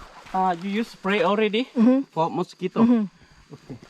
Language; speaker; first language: English; non-native, learner; Thai